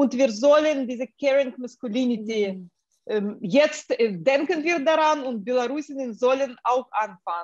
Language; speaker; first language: German; non-native, fluent; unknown